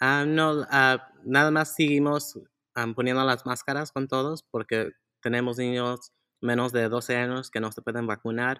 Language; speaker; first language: Spanish; early bilingual, heritage; Spanish